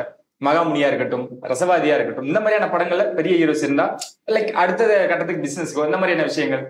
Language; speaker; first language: Tamil; native; Tamil